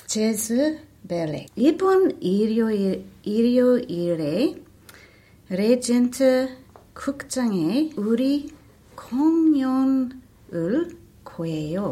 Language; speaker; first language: Korean; non-native, learner; English